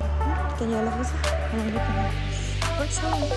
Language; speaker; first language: English; non-native, learner; Indonesian